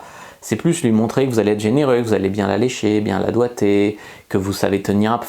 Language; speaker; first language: French; native; French